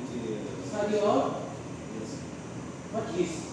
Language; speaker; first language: English; non-native, local second language; Filipino